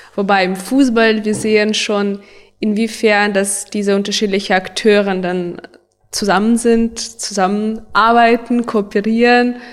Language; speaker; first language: German; non-native, fluent; Ukrainian